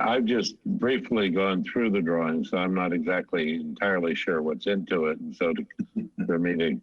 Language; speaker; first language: English; native; English